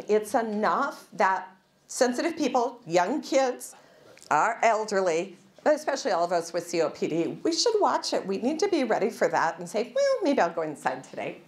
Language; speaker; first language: English; native; English